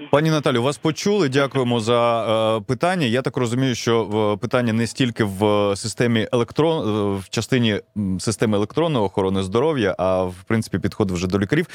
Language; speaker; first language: Ukrainian; native; Ukrainian